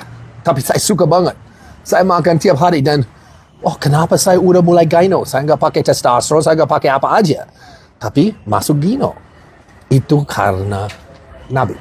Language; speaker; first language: Indonesian; non-native, learner; English